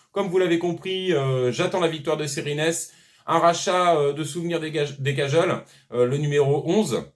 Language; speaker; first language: French; native; French